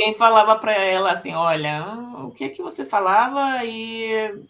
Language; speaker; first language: Portuguese; non-native, fluent; Finnish